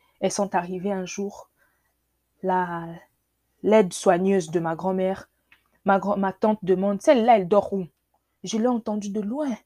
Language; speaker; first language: French; non-native, local second language; Lingala